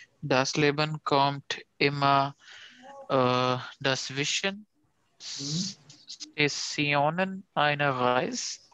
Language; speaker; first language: German; non-native, learner; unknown